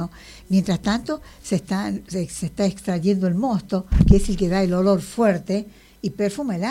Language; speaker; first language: Spanish; native; Spanish